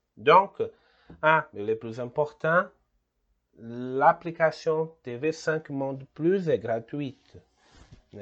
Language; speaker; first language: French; non-native, learner; Portuguese